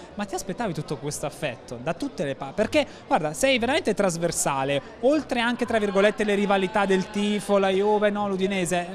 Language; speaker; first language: Italian; native; Italian